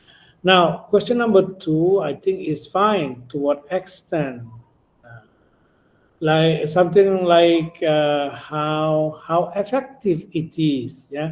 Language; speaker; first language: English; non-native, local second language; Indonesian